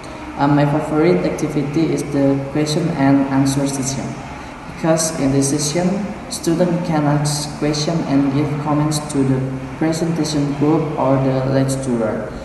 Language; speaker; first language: English; non-native, learner; Indonesian